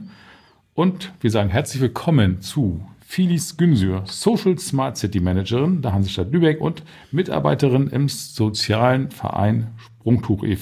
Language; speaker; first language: German; native; German